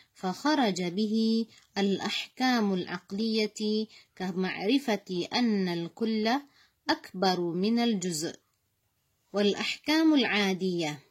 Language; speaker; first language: Arabic; non-native, fluent; Indonesian